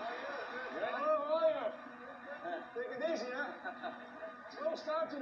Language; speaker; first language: Dutch; native; Dutch